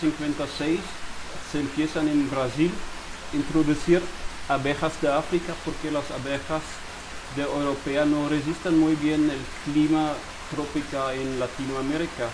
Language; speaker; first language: Spanish; non-native, fluent; German